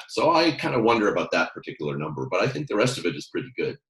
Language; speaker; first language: English; native; English